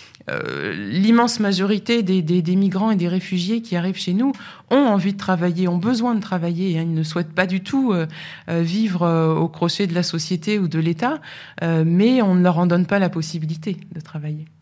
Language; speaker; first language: French; native; French